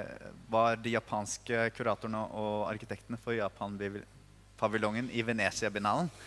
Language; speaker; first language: Norwegian; native; Norwegian